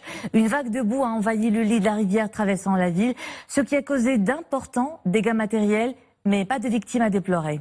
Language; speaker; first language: French; non-native, local second language; Arabic